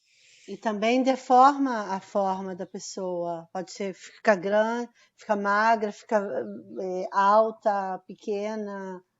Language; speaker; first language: Portuguese; non-native, fluent; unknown